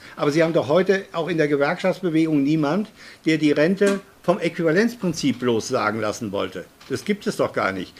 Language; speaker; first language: German; native; German